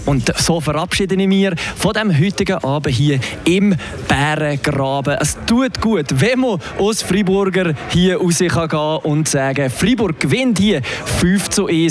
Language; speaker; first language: German; native; German